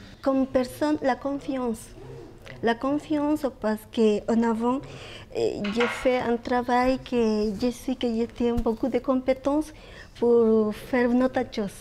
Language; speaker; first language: French; non-native, learner; Spanish